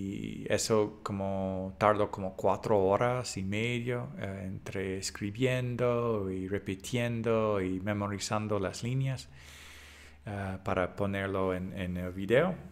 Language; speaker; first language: Spanish; non-native, fluent; English